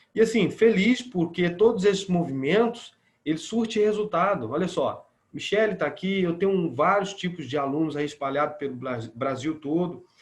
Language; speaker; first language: Portuguese; native; Portuguese